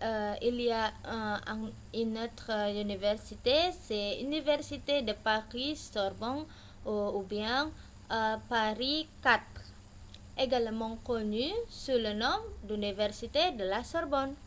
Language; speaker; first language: French; non-native, learner; Indonesian